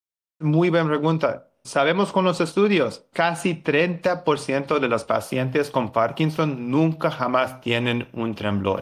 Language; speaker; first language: Spanish; non-native, fluent; English